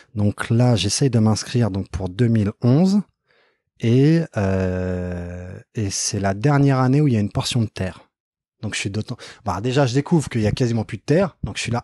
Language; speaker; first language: French; native; French